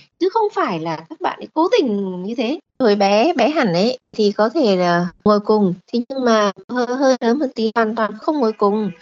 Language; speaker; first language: Vietnamese; native; Vietnamese